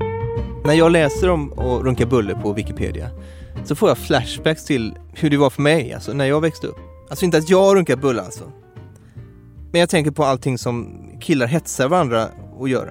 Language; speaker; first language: Swedish; native; Swedish